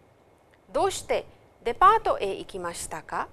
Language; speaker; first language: Japanese; non-native, fluent; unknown